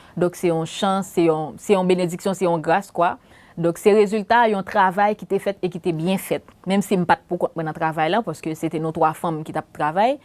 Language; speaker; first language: Haitian Creole; native; Haitian Creole